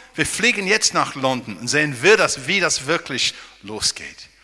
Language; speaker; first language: German; non-native, fluent; English